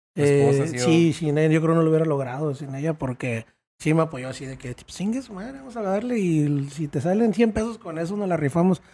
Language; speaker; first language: Spanish; native; Spanish